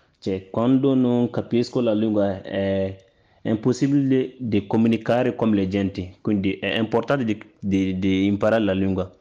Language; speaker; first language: Italian; non-native, learner; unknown